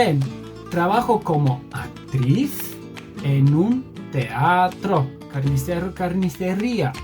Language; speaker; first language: Spanish; non-native, fluent; English